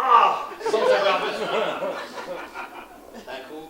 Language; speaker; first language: French; native; French